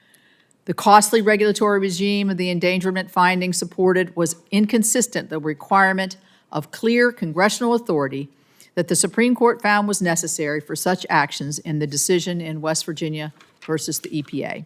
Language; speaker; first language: English; native; English